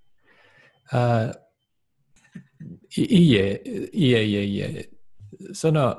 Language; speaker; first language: Japanese; non-native, learner; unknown